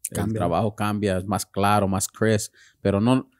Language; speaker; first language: Spanish; early bilingual, heritage; Spanish